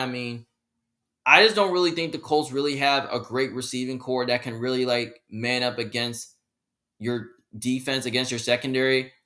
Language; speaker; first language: English; native; English